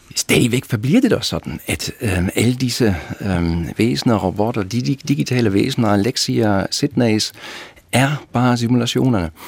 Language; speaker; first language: Danish; non-native, fluent; German